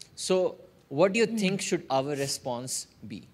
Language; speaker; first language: English; non-native, fluent; Somali